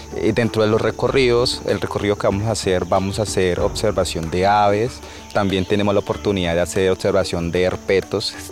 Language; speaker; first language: Spanish; native; Spanish